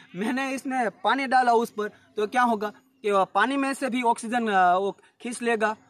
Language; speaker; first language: Hindi; non-native, local second language; Gujarati